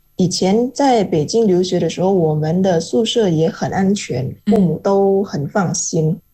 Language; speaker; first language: Chinese; non-native, fluent; Indonesian